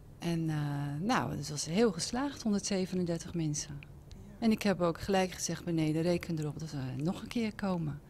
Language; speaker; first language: Dutch; native; Dutch